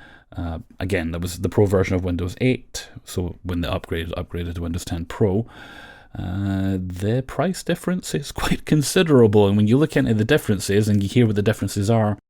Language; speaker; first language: English; native; English